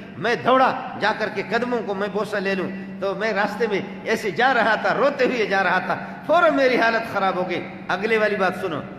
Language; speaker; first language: Urdu; non-native, local second language; Baluchi